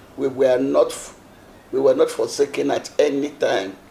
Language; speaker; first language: English; non-native, local second language; Yoruba